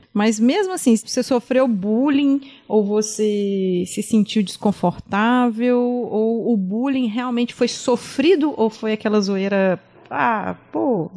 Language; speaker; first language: Portuguese; native; Portuguese